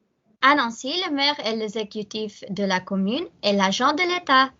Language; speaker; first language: French; non-native, learner; Dutch